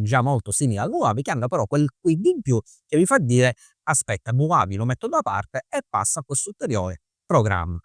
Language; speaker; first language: Italian; native; Italian